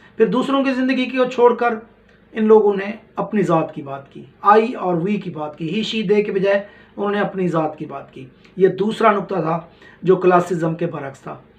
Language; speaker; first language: Urdu; non-native, local second language; Punjabi